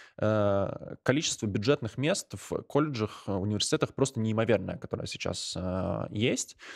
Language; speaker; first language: Russian; non-native, local second language; Latvian